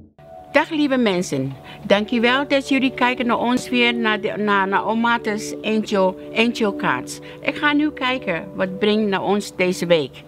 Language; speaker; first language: Dutch; non-native, learner; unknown